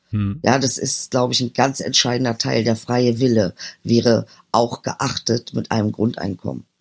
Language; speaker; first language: German; early bilingual, other home language; Turkish